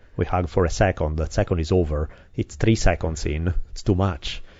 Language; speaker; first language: English; non-native, fluent; Italian